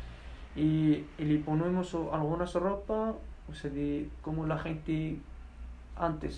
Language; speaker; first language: Spanish; non-native, learner; Berber languages